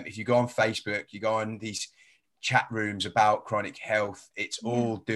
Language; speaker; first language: English; native; English